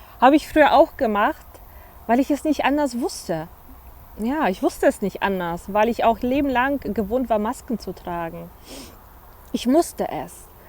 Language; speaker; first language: German; early bilingual, other home language; Polish